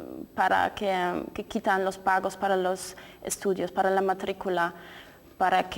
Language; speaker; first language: Spanish; non-native, fluent; Polish